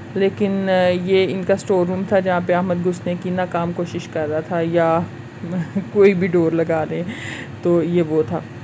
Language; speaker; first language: Urdu; native; Urdu